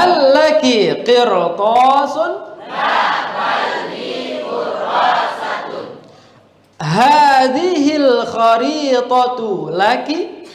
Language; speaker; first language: Arabic; non-native, fluent; Indonesian